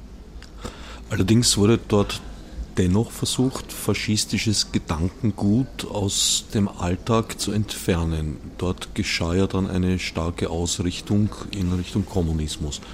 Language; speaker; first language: German; native; German